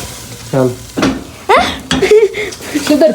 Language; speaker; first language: Arabic; native; Arabic